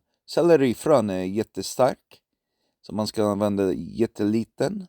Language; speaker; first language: Swedish; non-native, fluent; English